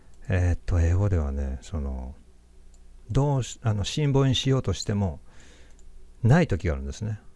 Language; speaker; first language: Japanese; native; Japanese